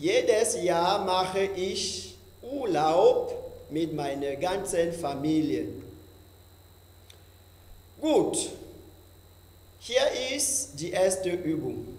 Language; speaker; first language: German; non-native, fluent; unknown